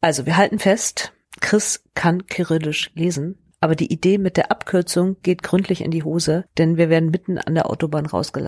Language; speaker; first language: German; native; German